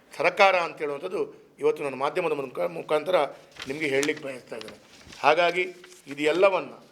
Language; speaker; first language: Kannada; non-native, local second language; Konkani